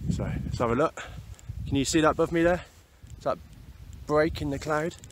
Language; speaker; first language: English; native; English